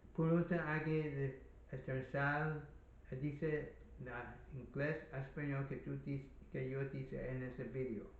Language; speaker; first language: Spanish; non-native, learner; English